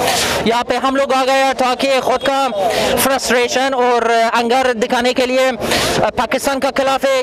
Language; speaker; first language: Hindi; non-native, fluent; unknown